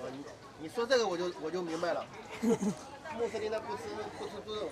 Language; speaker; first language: Chinese; native; Chinese